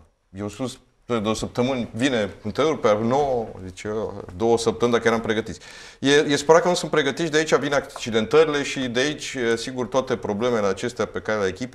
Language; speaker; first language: Romanian; native; Romanian